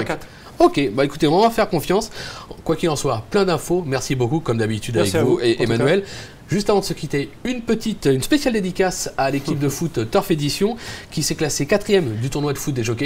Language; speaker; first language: French; native; French